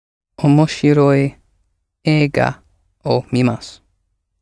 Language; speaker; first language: Japanese; non-native, learner; English